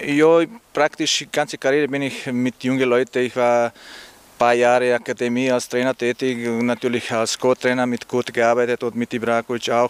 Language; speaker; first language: German; non-native, learner; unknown